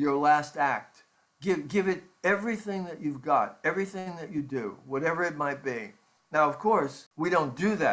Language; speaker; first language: English; native; English